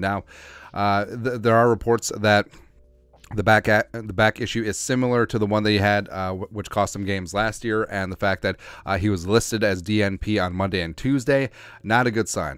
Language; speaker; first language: English; native; English